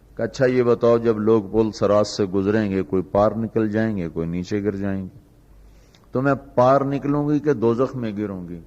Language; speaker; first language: Urdu; non-native, local second language; Punjabi